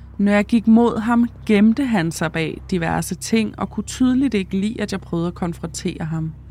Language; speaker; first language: Danish; native; Danish